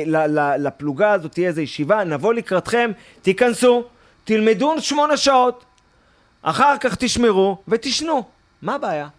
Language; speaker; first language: Hebrew; native; Hebrew